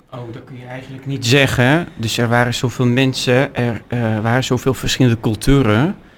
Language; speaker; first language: Dutch; non-native, fluent; Russian